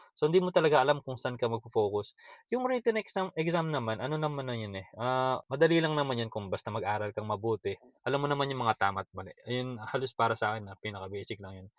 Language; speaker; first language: Filipino; native; Filipino